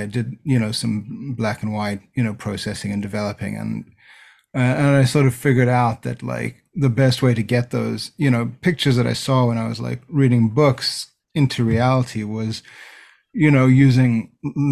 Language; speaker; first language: English; native; English